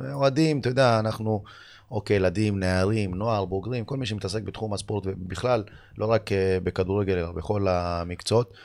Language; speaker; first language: Hebrew; early bilingual, other home language; Amharic